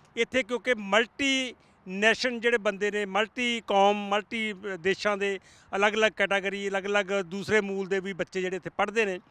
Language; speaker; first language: Punjabi; native; Punjabi